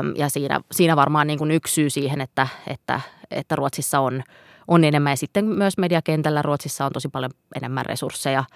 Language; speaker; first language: Finnish; non-native, local second language; Swedish